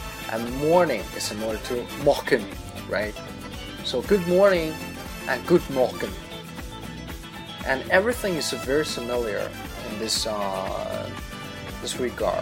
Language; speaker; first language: English; non-native, fluent; Chinese